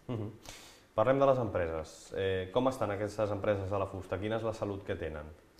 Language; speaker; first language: Catalan; native; Catalan